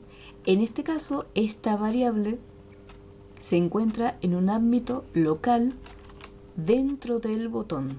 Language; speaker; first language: Spanish; native; Spanish